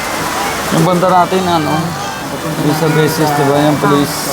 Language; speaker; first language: Filipino; non-native, learner; Punjabi